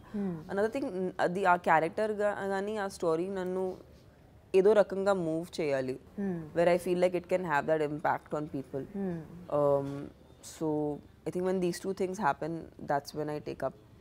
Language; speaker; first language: Telugu; non-native, local second language; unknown